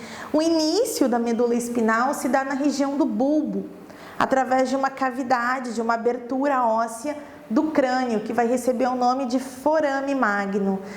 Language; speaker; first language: Portuguese; native; Portuguese